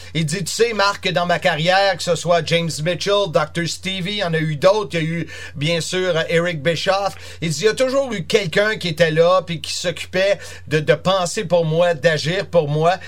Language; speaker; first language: French; native; French